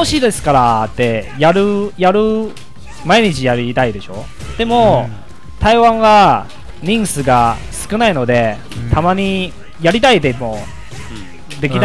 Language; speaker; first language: Japanese; non-native, learner; Chinese